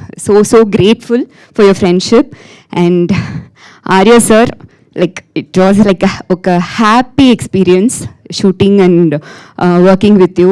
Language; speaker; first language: Telugu; non-native, learner; Tamil